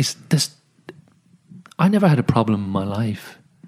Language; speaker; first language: English; native; English